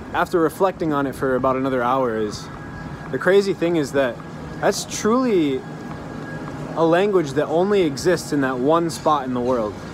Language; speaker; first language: English; native; English